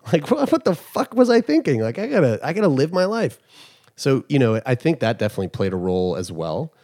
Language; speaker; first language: English; native; English